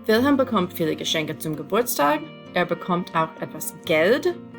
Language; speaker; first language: German; non-native, fluent; English